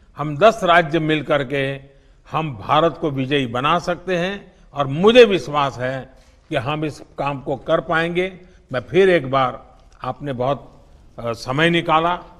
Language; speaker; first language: Hindi; non-native, local second language; Gujarati